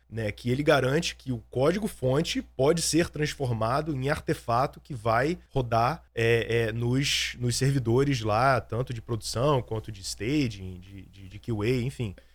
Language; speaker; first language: Portuguese; native; Portuguese